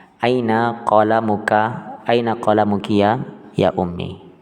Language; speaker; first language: Arabic; non-native, fluent; Indonesian